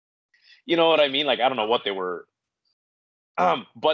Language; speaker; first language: English; native; English